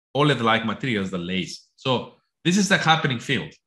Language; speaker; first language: English; non-native, fluent; Spanish